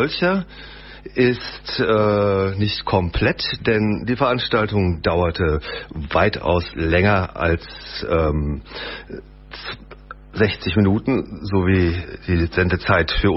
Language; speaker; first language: German; native; German